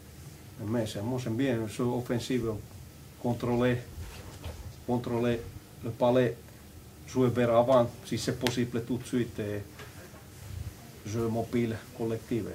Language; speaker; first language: French; non-native, learner; Finnish